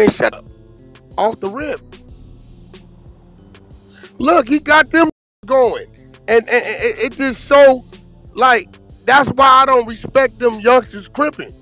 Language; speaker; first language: English; native; English